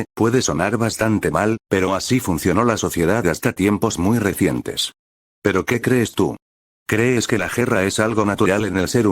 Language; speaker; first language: Spanish; native; Spanish